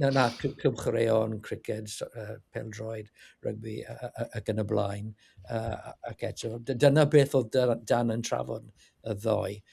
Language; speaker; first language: Welsh; non-native, learner; English